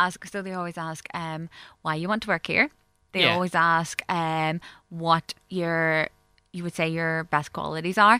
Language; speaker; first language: English; native; English